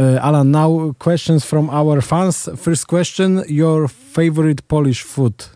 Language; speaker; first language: English; non-native, learner; Polish